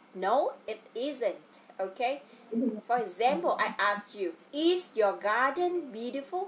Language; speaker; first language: English; non-native, fluent; Vietnamese